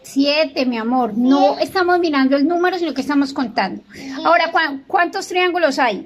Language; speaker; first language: Spanish; native; Spanish